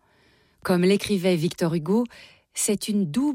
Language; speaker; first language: French; native; French